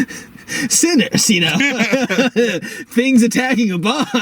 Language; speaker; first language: English; native; English